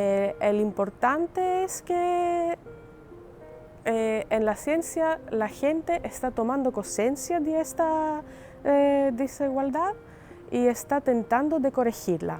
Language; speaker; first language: Spanish; non-native, fluent; Greek